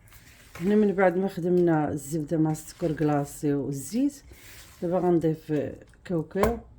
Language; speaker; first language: Arabic; native; Arabic